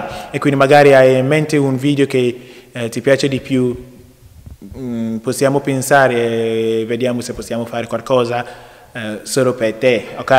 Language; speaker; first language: Italian; non-native, learner; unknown